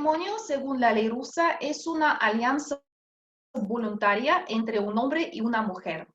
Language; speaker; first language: Spanish; non-native, fluent; Russian